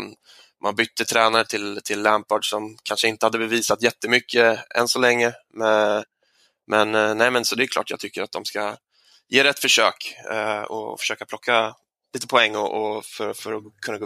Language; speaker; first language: Swedish; native; Swedish